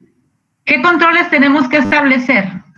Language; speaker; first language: Spanish; native; Spanish